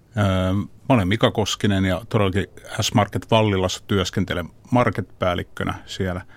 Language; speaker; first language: Finnish; native; Finnish